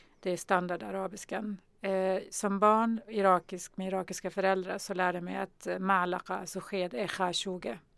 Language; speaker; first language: Swedish; early bilingual, other home language; Arabic